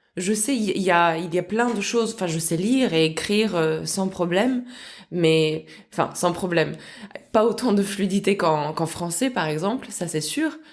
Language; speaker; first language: French; early bilingual, other home language; Russian